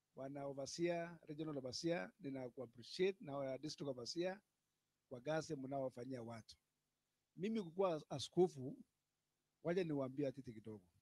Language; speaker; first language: Swahili; non-native, local second language; Kalenjin